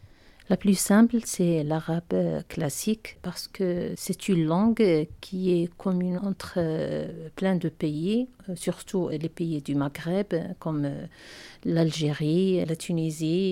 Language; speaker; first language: French; non-native, learner; Arabic